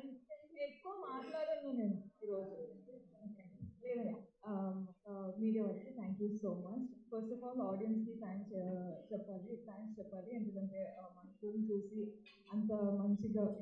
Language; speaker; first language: Telugu; native; Telugu